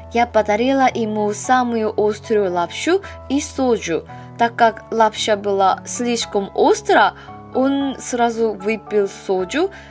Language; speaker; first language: Russian; non-native, fluent; Korean